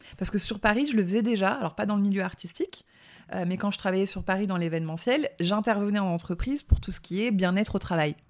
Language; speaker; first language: French; native; French